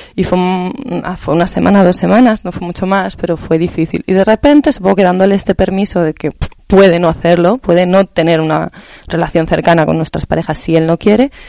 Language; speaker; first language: Spanish; native; Spanish